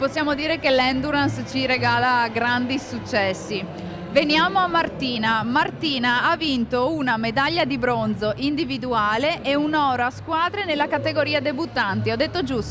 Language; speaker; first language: Italian; native; Italian